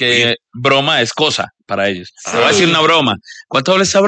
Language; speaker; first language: Spanish; native; Spanish